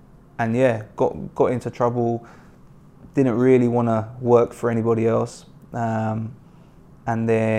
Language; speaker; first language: English; native; English